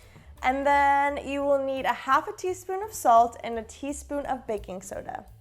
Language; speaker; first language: English; native; English